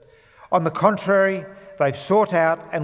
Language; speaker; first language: English; native; English